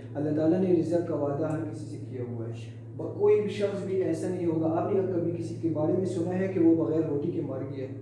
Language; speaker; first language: Urdu; non-native, local second language; Pashto